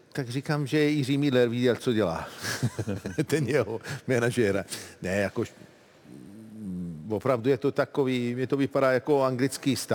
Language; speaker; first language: Czech; non-native, fluent; Italian